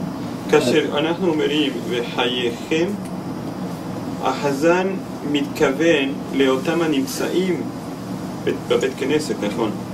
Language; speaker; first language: Hebrew; non-native, fluent; English